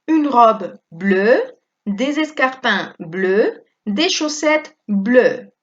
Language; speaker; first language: French; non-native, fluent; Spanish